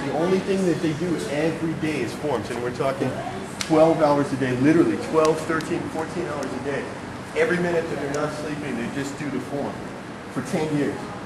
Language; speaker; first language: English; native; English